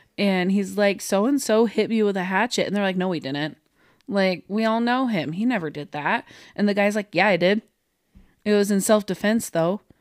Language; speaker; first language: English; native; English